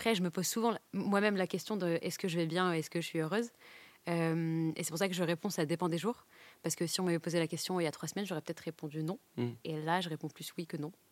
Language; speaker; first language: French; native; French